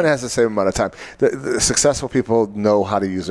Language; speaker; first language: English; native; English